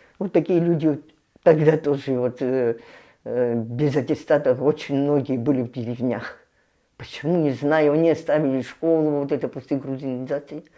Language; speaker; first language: Russian; non-native, local second language; Abkhazian